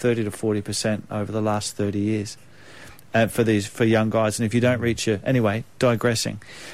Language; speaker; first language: English; native; English